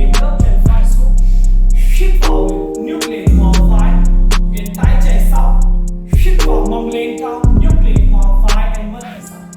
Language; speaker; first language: Vietnamese; non-native, learner; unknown